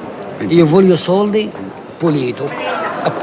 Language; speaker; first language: Italian; non-native, learner; Arabic